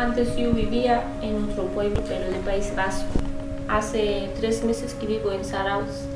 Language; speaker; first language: Spanish; non-native, learner; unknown